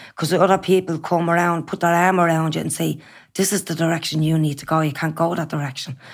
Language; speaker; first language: English; native; English